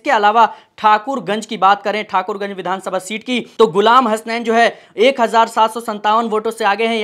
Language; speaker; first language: Hindi; native; Hindi